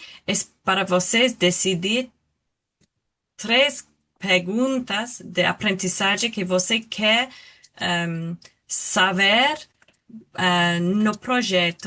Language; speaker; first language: Portuguese; non-native, learner; English